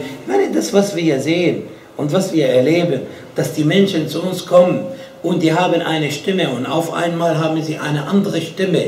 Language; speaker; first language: German; non-native, fluent; Arabic